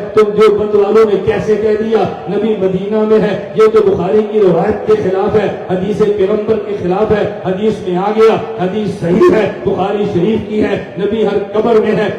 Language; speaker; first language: Urdu; non-native, local second language; Punjabi